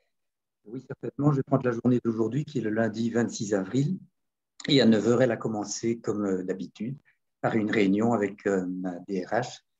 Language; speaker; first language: French; native; French